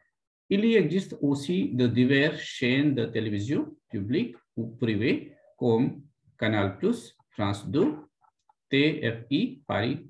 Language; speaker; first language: French; non-native, fluent; Hindi